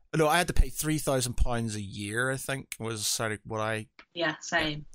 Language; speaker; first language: English; native; English